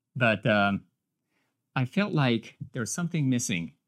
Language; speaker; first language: English; non-native, fluent; Japanese